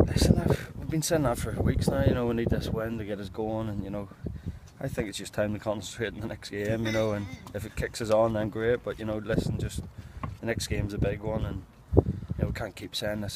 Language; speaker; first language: English; native; English